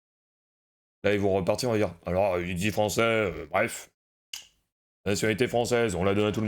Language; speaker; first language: French; native; French